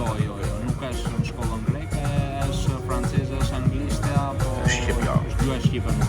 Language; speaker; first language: Albanian; early bilingual, heritage; Albanian